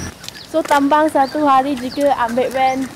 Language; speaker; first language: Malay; non-native, local second language; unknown